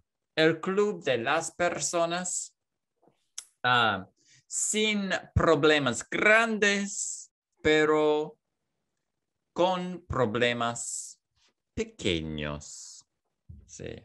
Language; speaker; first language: Spanish; non-native, learner; English